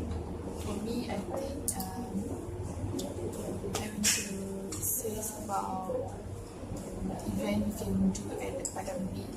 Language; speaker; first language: English; non-native, local second language; Malay